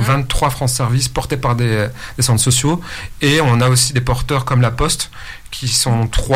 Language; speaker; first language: French; native; French